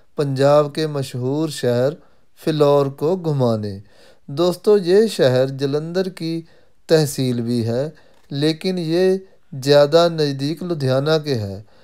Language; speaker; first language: Hindi; non-native, local second language; Punjabi